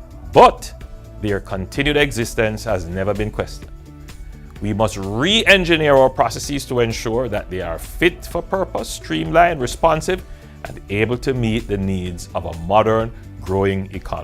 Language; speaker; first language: English; native; English